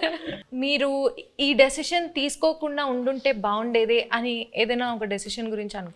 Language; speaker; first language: Telugu; native; Telugu